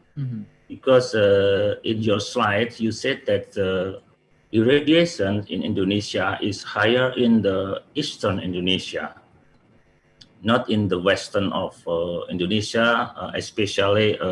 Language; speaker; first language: English; non-native, learner; Indonesian